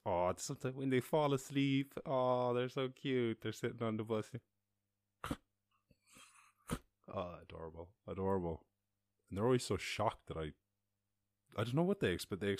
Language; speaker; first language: English; native; English